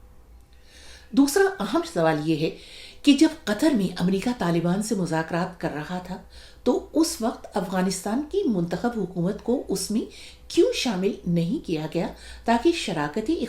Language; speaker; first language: Urdu; native; Urdu